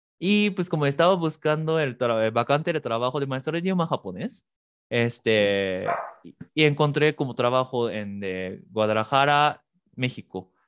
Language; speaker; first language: Spanish; non-native, fluent; Japanese